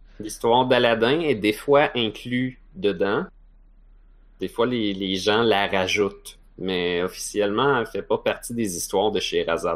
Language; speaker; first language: French; native; French